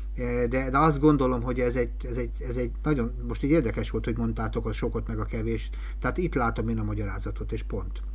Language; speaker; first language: Hungarian; native; Hungarian